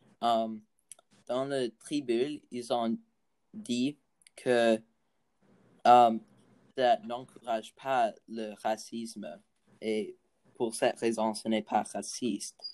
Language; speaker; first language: French; non-native, learner; English